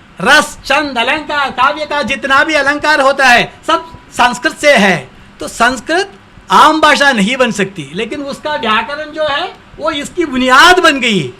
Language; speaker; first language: Hindi; non-native, local second language; Tamil